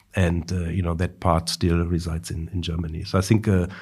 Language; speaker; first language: English; non-native, fluent; German